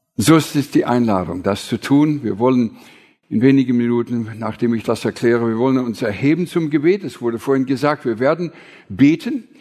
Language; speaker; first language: German; non-native, fluent; English